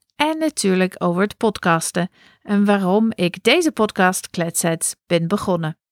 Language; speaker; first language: Dutch; non-native, fluent; English